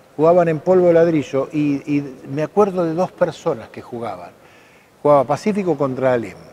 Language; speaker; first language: Spanish; native; Spanish